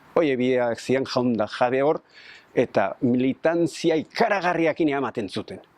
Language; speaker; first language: Basque; native; Basque